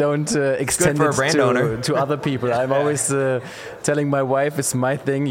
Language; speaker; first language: English; non-native, fluent; German